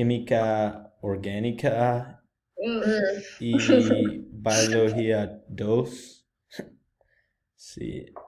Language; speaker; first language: Spanish; non-native, learner; English